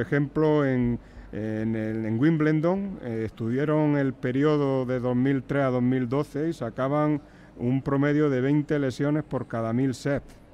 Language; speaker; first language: Spanish; native; Spanish